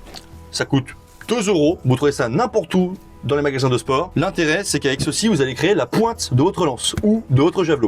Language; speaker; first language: French; native; French